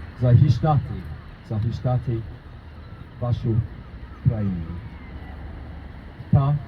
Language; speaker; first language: Ukrainian; non-native, learner; English